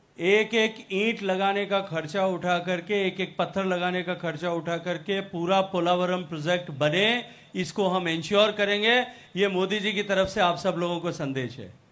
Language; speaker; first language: Hindi; native; Hindi